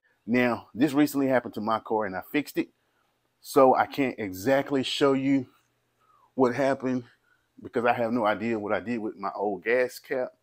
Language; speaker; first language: English; native; English